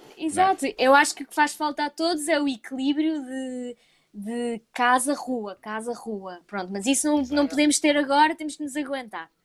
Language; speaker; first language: Portuguese; native; Portuguese